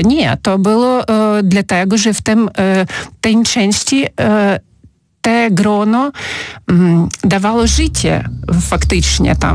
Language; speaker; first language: Polish; non-native, fluent; Ukrainian